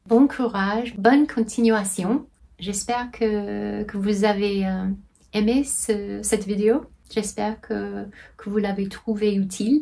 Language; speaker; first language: French; non-native, fluent; English